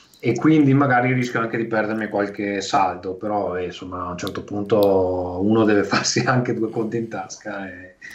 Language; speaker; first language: Italian; native; Italian